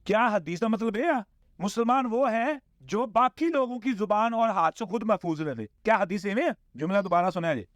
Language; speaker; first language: Urdu; non-native, local second language; Punjabi